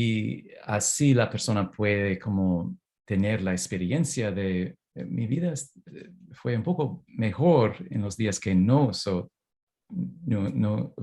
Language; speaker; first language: Spanish; non-native, fluent; English